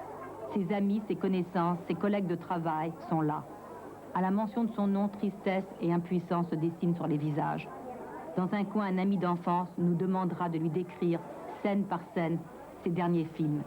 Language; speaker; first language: French; native; French